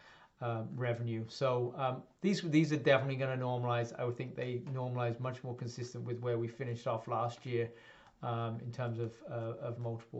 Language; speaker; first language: English; native; English